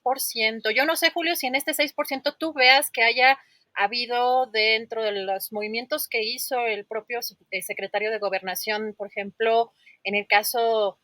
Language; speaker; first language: Spanish; native; Spanish